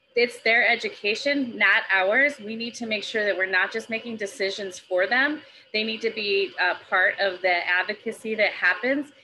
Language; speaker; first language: English; native; English